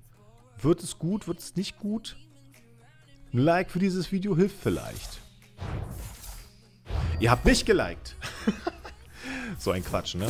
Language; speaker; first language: German; native; German